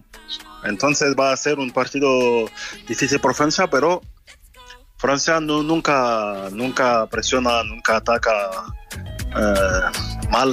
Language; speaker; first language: Spanish; non-native, fluent; French